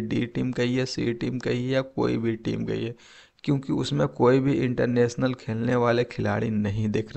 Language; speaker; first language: Hindi; native; Hindi